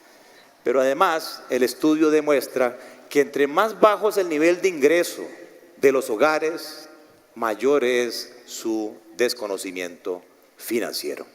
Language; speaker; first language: Spanish; native; Spanish